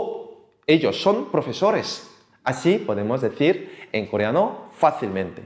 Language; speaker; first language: Spanish; non-native, fluent; Korean